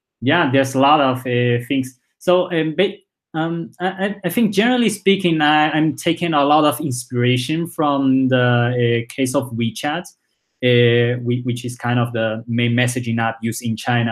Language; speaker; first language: English; early bilingual, other home language; Spanish